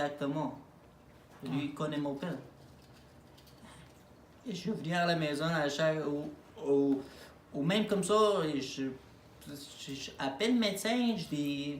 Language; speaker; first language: French; non-native, learner; Arabic